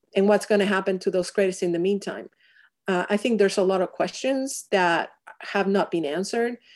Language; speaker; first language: English; non-native, fluent; Spanish